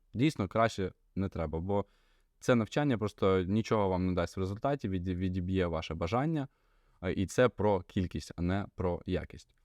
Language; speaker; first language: Ukrainian; non-native, local second language; Russian